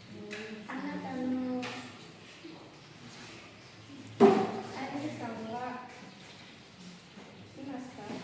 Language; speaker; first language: Japanese; non-native, learner; Indonesian